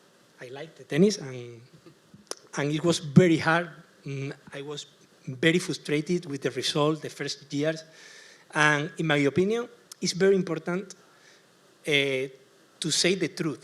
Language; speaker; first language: English; non-native, learner; Spanish